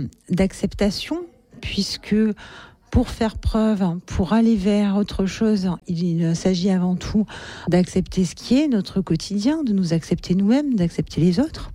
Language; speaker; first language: French; native; French